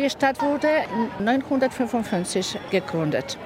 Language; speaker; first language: German; non-native, fluent; Spanish